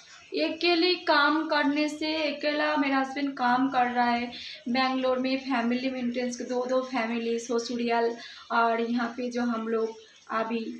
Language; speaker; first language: Hindi; non-native, local second language; Bangla